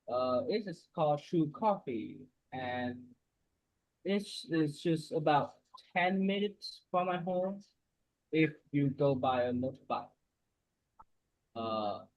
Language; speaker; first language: English; non-native, fluent; Vietnamese